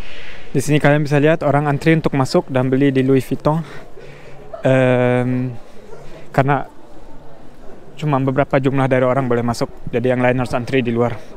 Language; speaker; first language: Indonesian; early bilingual, heritage; German